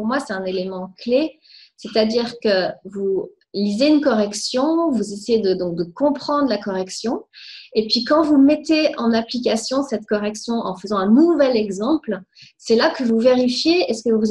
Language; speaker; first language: French; native; French